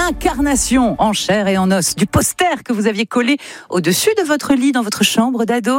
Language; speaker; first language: French; native; French